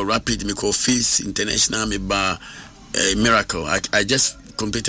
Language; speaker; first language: English; non-native, local second language; Akan